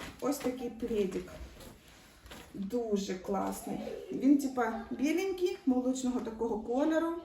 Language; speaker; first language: Ukrainian; native; Ukrainian